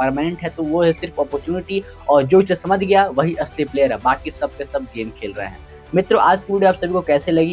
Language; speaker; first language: Hindi; native; Hindi